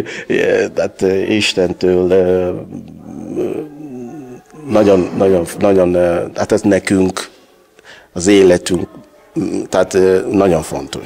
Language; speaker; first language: Hungarian; non-native, learner; Yoruba